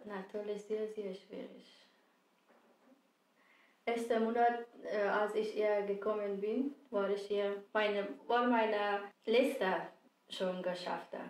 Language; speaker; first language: German; non-native, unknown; Persian